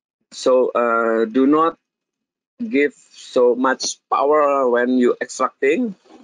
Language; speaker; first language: English; non-native, fluent; Indonesian